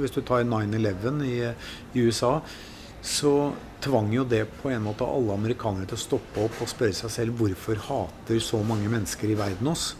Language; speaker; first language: Norwegian; native; Norwegian